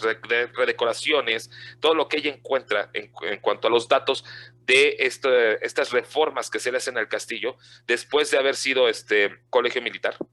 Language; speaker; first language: Spanish; native; Spanish